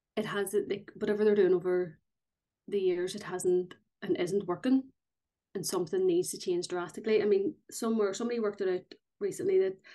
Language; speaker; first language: English; native; English